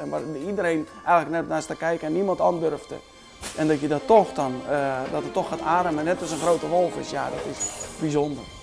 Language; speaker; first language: Dutch; native; Dutch